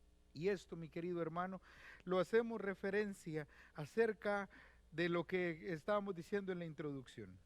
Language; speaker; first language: Spanish; native; Spanish